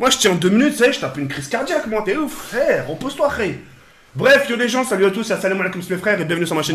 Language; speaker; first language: French; native; French